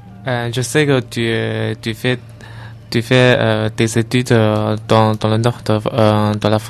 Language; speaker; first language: French; non-native, learner; Chinese